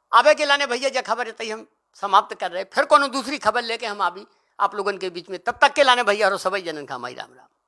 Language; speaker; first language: Hindi; native; Hindi